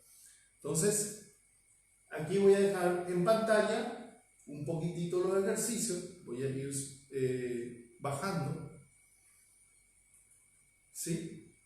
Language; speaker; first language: Spanish; native; Spanish